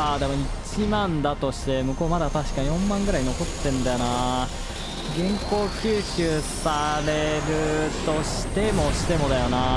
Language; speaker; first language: Japanese; native; Japanese